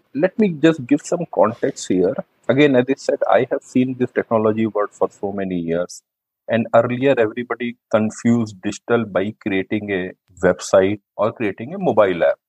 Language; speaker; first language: English; non-native, local second language; Hindi